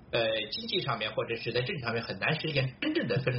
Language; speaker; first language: Chinese; native; Chinese